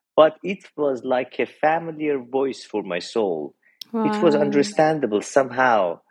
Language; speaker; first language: English; non-native, fluent; Persian